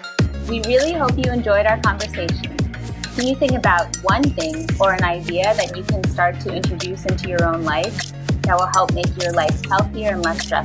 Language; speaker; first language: English; non-native, fluent; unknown